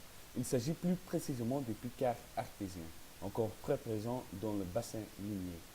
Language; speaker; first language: French; non-native, learner; Dutch